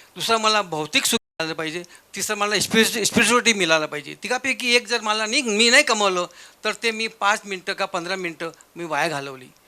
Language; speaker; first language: Marathi; non-native, local second language; Marwari